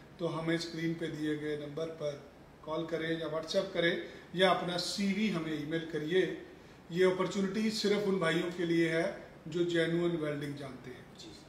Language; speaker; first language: Hindi; non-native, local second language; Punjabi